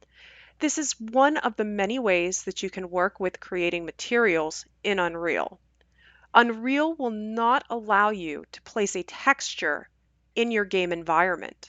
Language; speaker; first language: English; native; English